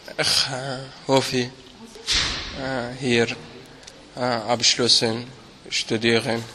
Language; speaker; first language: German; non-native, learner; Arabic